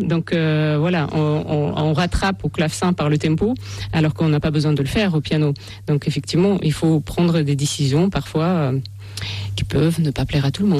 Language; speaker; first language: French; non-native, fluent; Russian